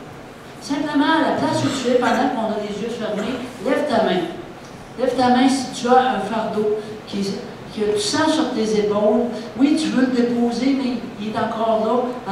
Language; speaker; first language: French; native; French